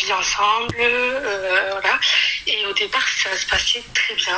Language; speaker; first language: French; early bilingual, other home language; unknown